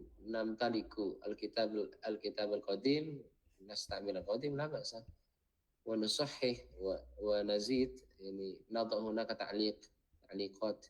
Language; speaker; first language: Arabic; non-native, fluent; Indonesian